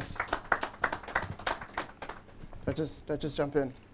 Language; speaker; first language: English; non-native, local second language; Tswana